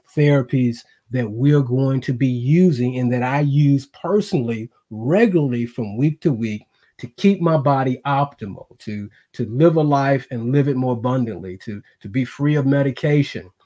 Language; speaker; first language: English; native; English